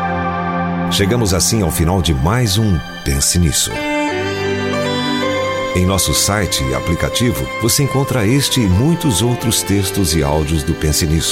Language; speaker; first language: Portuguese; native; Portuguese